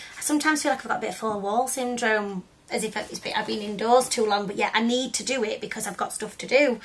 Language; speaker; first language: English; native; English